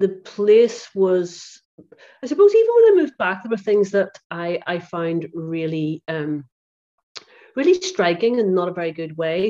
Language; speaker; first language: English; native; English